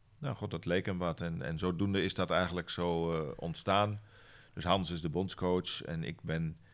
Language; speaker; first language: Dutch; native; Dutch